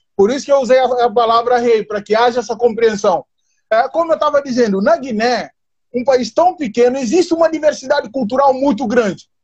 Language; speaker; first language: Portuguese; non-native, local second language; Upper Guinea Crioulo